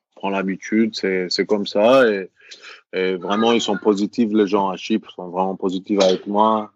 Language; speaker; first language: French; non-native, fluent; Greek